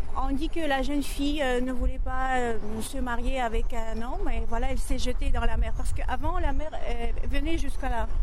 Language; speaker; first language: French; non-native, fluent; Azerbaijani